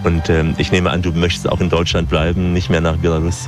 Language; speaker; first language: German; native; German